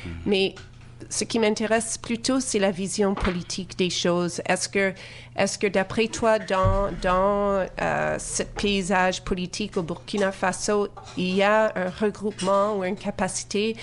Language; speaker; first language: French; native; French